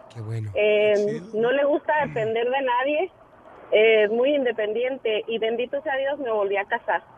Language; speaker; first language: Spanish; native; Spanish